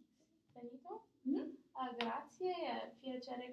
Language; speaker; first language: Italian; non-native, learner; English